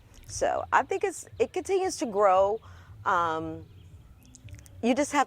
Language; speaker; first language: English; native; English